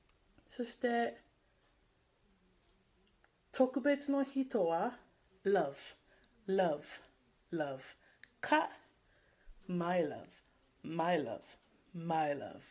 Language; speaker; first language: Japanese; non-native, learner; English